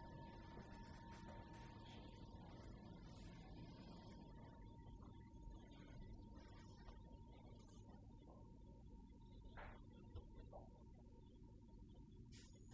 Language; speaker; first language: English; non-native, fluent; Japanese